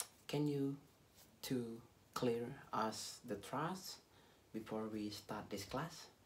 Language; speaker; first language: English; non-native, learner; Balinese